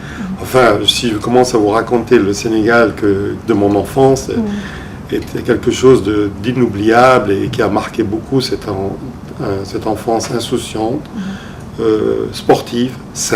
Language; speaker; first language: French; non-native, local second language; Arabic